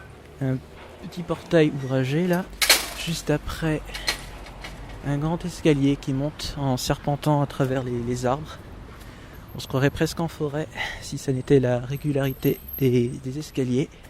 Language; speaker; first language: French; native; French